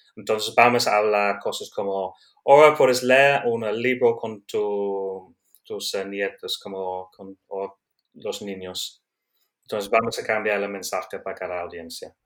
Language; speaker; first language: Spanish; non-native, learner; English